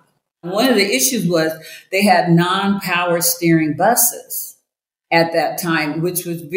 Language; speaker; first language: English; native; English